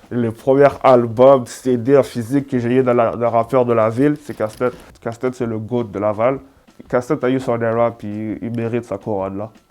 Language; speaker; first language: French; native; French